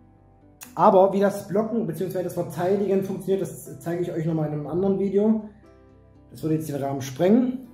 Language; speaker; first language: German; native; German